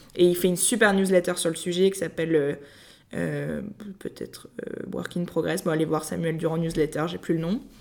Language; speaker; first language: French; native; French